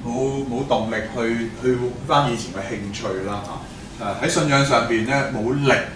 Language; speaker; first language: Cantonese; native; Cantonese